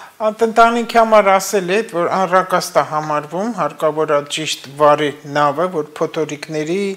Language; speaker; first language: Armenian; native; Armenian